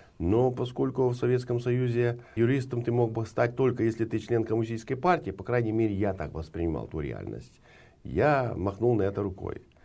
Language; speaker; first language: Russian; non-native, local second language; Ukrainian